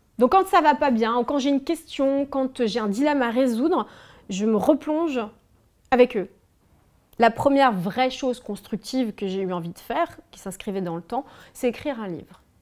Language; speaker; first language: French; native; French